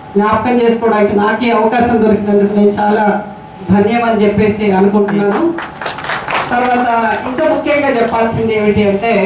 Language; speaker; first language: Telugu; native; Telugu